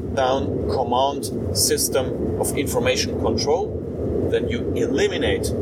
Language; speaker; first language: English; non-native, fluent; German